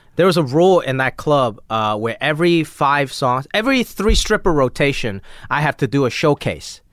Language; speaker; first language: English; non-native, local second language; Chinese